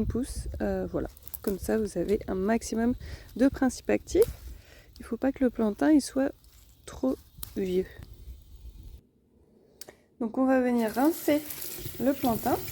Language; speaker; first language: French; native; French